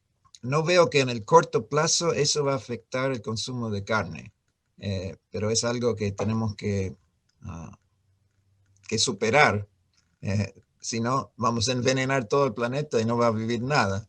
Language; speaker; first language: Spanish; non-native, fluent; English